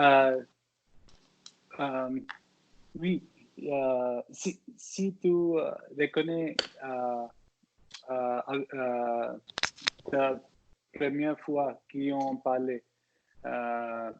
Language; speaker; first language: French; non-native, learner; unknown